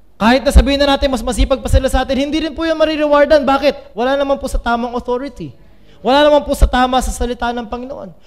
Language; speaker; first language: Filipino; native; Filipino